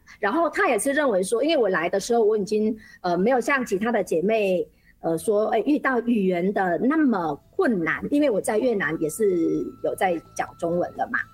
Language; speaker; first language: Chinese; non-native, fluent; Vietnamese